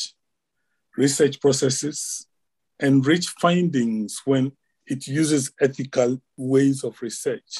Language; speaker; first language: English; non-native, local second language; Ewe